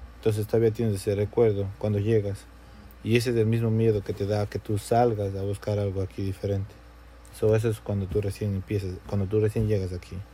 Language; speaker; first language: Spanish; native; Spanish